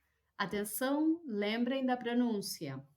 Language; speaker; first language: Portuguese; non-native, fluent; Spanish